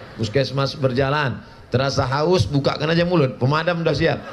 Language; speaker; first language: Indonesian; non-native, local second language; Malay